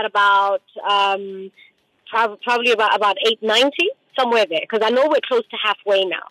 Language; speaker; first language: English; non-native, local second language; Tswana